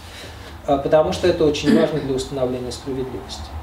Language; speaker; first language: Russian; native; Russian